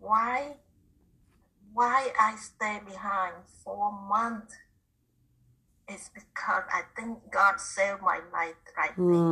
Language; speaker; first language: English; non-native, fluent; Khmer